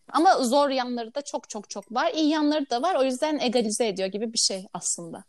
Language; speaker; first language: Turkish; native; Turkish